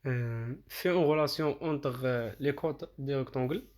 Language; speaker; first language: French; non-native, local second language; Arabic